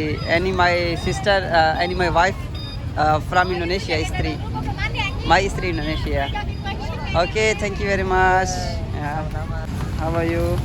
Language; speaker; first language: English; non-native, learner; Saraiki